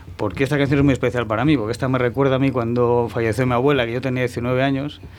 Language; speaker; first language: Spanish; native; Spanish